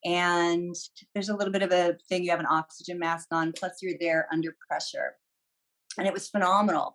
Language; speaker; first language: English; native; English